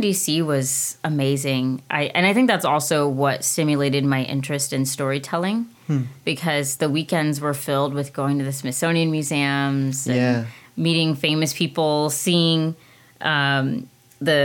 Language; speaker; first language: English; native; English